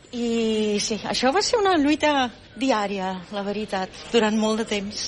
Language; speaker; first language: Catalan; non-native, fluent; Spanish